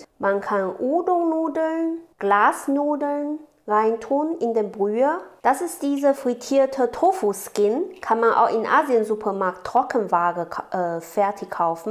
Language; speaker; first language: German; non-native, learner; Chinese